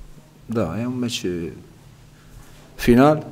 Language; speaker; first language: Romanian; non-native, learner; Italian